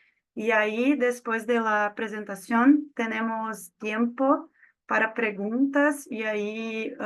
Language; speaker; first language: Spanish; non-native, fluent; Portuguese